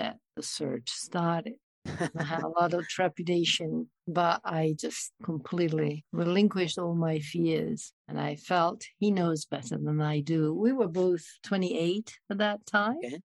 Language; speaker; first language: English; non-native, fluent; Italian